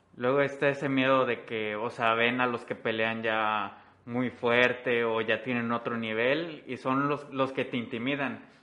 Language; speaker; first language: Spanish; native; Spanish